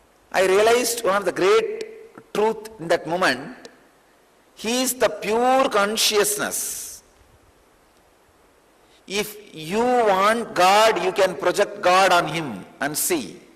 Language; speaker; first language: English; non-native, local second language; Tamil